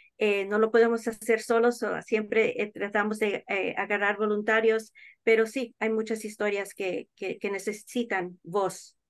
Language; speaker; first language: Spanish; early bilingual, heritage; Spanish